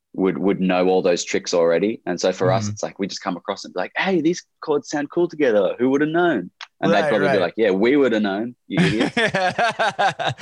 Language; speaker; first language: English; native; English